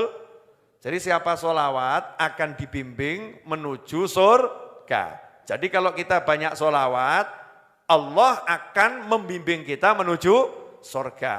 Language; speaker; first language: Indonesian; native; Indonesian